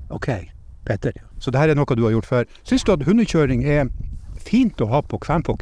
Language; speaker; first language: Norwegian; native; Norwegian